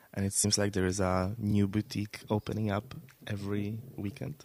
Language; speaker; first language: English; non-native, fluent; Polish